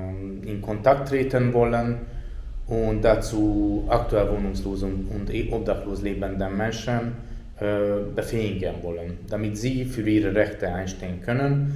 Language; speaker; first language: German; non-native, fluent; Hungarian